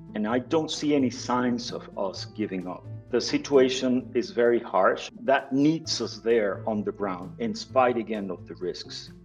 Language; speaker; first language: English; non-native, fluent; Spanish